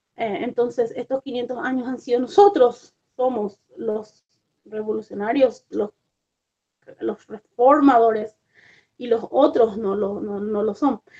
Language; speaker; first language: Spanish; native; Spanish